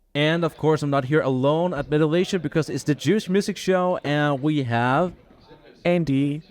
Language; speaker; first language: English; non-native, fluent; Danish